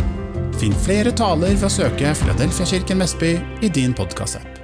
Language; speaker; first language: Norwegian; native; Norwegian